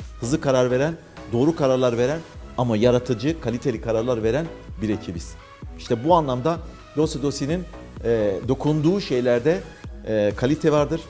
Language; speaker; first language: Turkish; native; Turkish